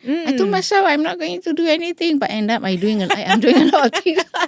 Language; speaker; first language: English; non-native, local second language; Malay